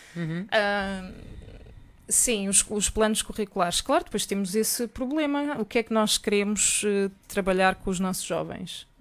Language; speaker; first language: Portuguese; native; Portuguese